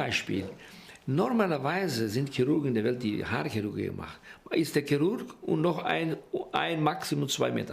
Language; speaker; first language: German; early bilingual, heritage; Portuguese